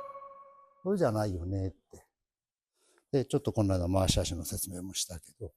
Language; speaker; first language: Japanese; native; Japanese